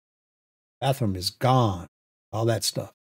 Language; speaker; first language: English; native; English